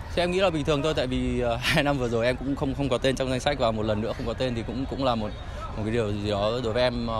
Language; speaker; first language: Vietnamese; early bilingual, heritage; Vietnamese